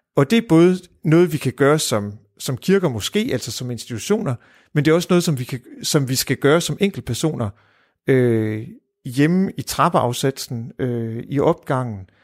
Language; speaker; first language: Danish; native; Danish